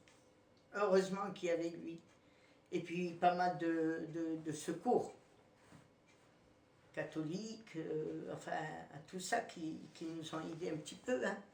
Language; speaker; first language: French; native; French